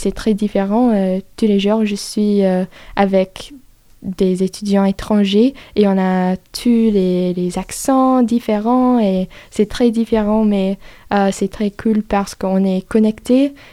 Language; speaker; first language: French; non-native, fluent; English